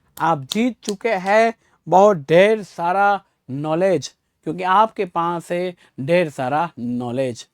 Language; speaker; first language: Hindi; non-native, local second language; Gujarati